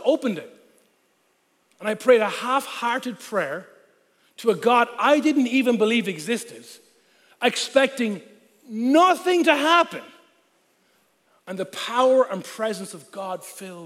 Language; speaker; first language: English; non-native, local second language; Irish